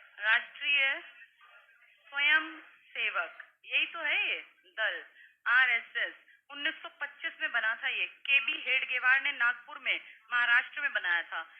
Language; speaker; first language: Hindi; native; Hindi